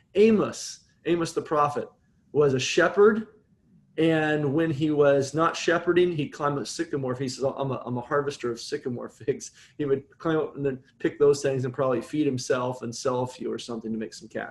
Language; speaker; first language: English; native; English